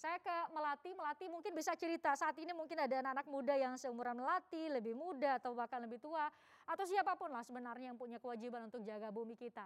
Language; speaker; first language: Indonesian; native; Indonesian